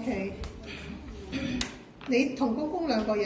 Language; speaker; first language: Cantonese; native; Cantonese